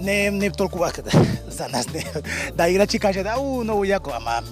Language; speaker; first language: Macedonian; non-native, learner; Spanish